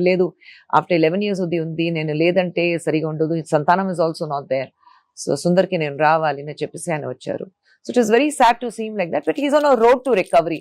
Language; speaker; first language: Telugu; non-native, local second language; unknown